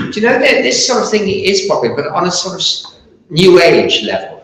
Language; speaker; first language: English; native; English